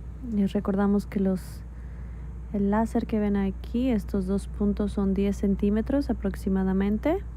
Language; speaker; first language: Spanish; native; Spanish